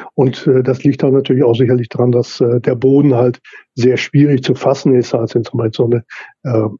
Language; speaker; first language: German; native; German